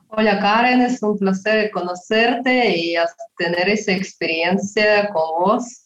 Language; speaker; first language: Spanish; non-native, fluent; Russian